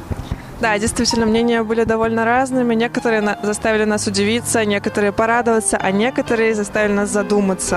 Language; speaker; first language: Russian; native; Russian